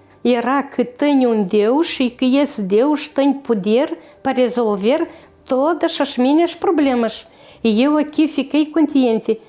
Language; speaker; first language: Portuguese; non-native, fluent; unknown